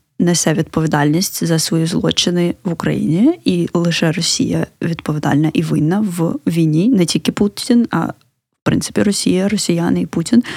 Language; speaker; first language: Ukrainian; native; Ukrainian